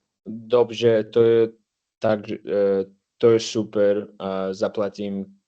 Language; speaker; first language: Czech; non-native, learner; English